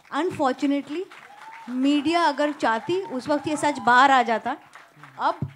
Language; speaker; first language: Hindi; native; Hindi